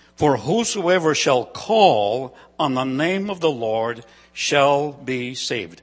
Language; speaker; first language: English; non-native, fluent; Ukrainian